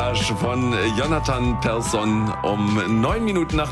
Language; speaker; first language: German; native; German